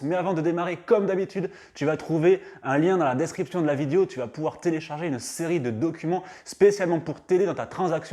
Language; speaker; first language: French; native; French